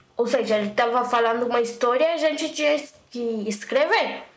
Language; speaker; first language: Portuguese; early bilingual, other home language; Spanish